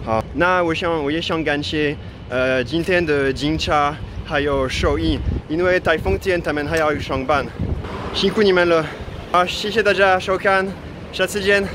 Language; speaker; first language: Chinese; non-native, fluent; French